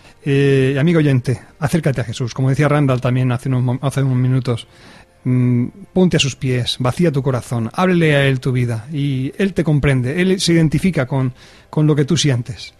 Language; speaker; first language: Spanish; native; Spanish